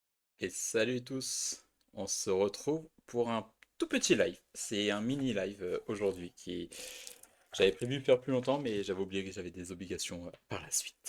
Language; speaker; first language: French; native; French